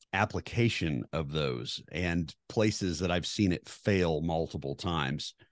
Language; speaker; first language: English; native; English